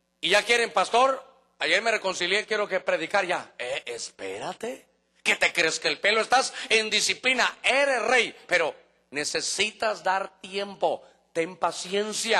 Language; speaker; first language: Spanish; native; Spanish